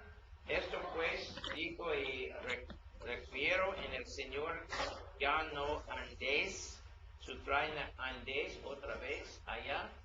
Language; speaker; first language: Spanish; non-native, learner; English